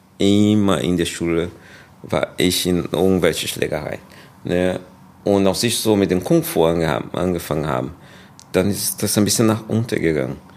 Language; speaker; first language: German; non-native, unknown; Portuguese